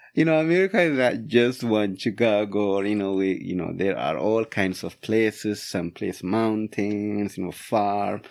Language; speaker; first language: English; non-native, fluent; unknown